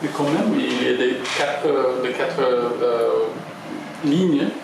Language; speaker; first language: French; non-native, fluent; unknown